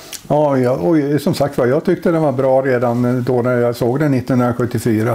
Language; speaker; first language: Swedish; native; Swedish